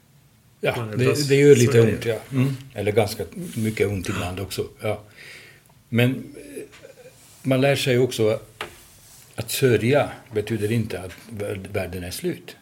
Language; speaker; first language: Swedish; non-native, fluent; Hungarian